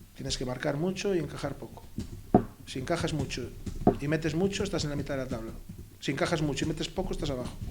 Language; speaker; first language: Spanish; native; Spanish